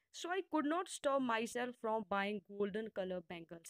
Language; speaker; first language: English; non-native, local second language; Punjabi